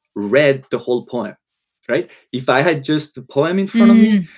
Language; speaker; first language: English; non-native, fluent; Spanish